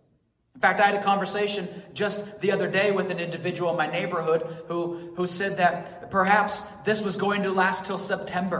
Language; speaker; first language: English; native; English